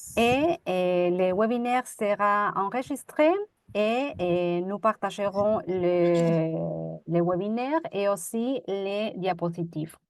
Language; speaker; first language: French; non-native, fluent; Spanish